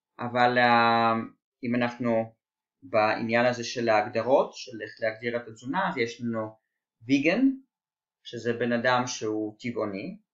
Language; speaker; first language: Hebrew; native; Hebrew